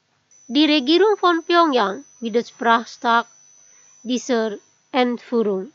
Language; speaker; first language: German; non-native, fluent; Indonesian